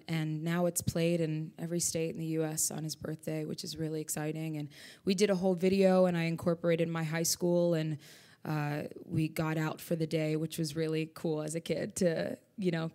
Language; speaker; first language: English; native; English